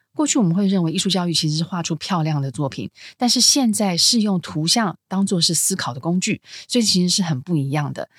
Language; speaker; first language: Chinese; native; Chinese